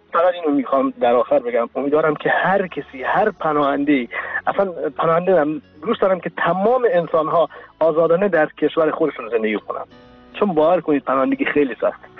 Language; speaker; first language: Persian; non-native, local second language; Kurdish